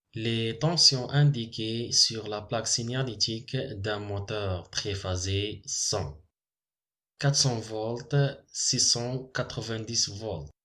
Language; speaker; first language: French; non-native, local second language; Arabic